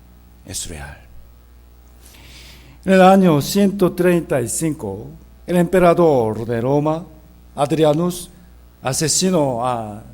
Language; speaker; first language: Spanish; non-native, fluent; Korean